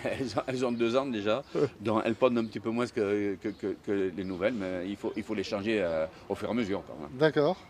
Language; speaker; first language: French; native; French